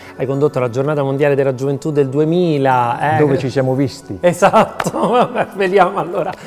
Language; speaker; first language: Italian; native; Italian